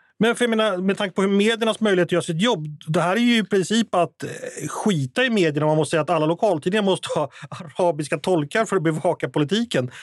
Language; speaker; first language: Swedish; native; Swedish